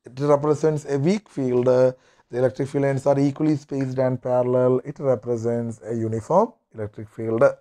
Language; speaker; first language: English; non-native, local second language; Malayalam